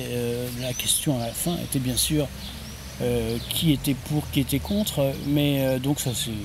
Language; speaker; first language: French; native; French